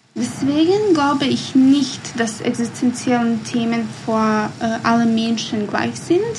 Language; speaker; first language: German; non-native, fluent; Bosnian